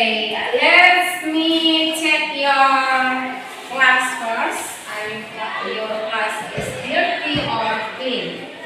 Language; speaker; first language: English; non-native, learner; Indonesian